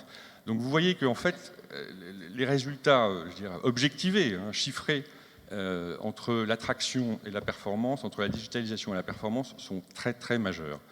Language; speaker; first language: French; native; French